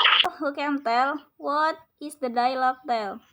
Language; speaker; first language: English; non-native, learner; Indonesian